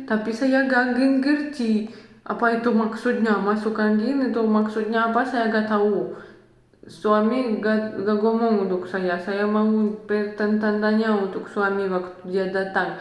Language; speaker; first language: Indonesian; non-native, learner; Russian